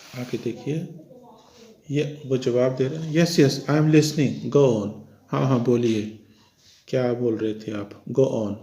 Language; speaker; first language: Hindi; native; Hindi